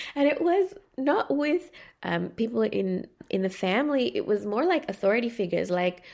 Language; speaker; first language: English; native; English